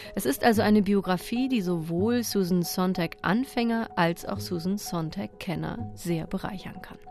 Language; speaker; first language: German; native; German